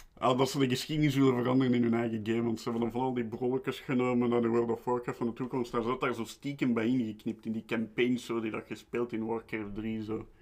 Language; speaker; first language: Dutch; native; Dutch